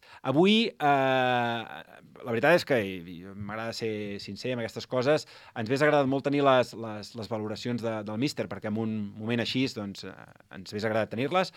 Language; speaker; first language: Catalan; native; Catalan